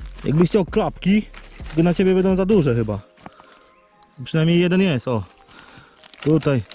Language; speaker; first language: Polish; native; Polish